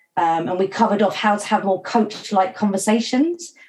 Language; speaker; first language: English; native; English